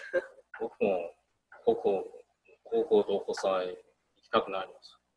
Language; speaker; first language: Japanese; non-native, learner; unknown